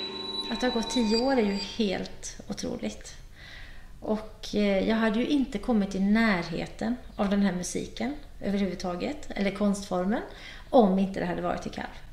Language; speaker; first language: Swedish; native; Swedish